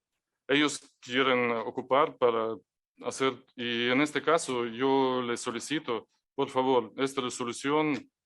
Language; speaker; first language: Spanish; non-native, fluent; Ukrainian